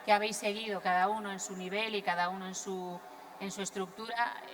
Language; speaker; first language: Spanish; non-native, local second language; Galician